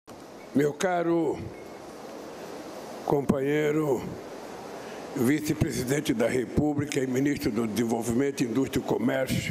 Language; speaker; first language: Portuguese; native; Portuguese